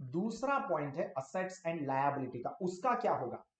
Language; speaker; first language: Hindi; non-native, local second language; Gujarati